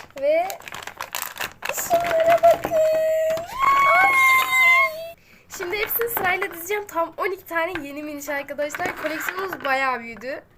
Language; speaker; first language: Turkish; native; Turkish